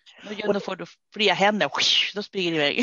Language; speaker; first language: Swedish; non-native, fluent; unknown